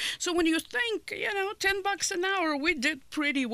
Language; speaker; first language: English; non-native, fluent; Ukrainian